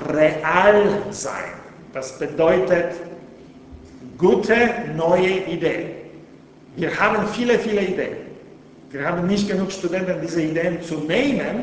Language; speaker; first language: German; non-native, fluent; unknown